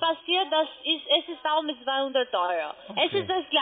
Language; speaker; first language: German; non-native, learner; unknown